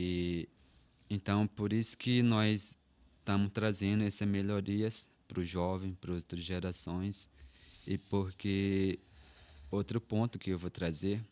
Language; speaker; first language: Portuguese; non-native, local second language; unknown